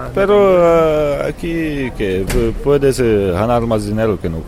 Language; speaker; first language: Spanish; non-native, learner; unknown